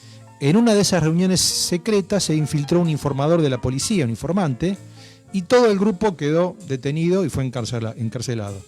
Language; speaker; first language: Spanish; native; Spanish